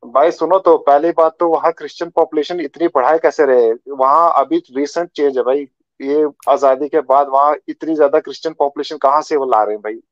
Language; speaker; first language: Hindi; native; Hindi